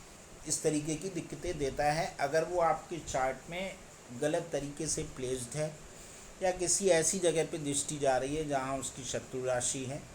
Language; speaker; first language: Hindi; native; Hindi